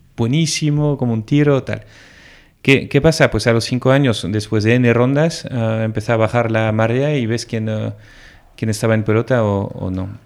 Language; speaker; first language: Spanish; non-native, fluent; French